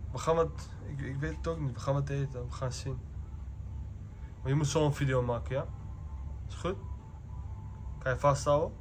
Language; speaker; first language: Dutch; early bilingual, other home language; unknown